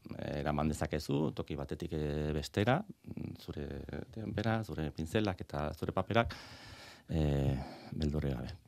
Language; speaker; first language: Basque; native; Basque